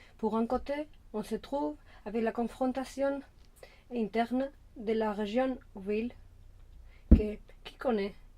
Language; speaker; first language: French; non-native, fluent; Spanish